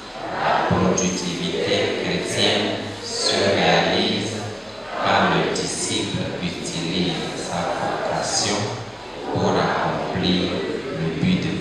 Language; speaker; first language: French; non-native, local second language; Ewe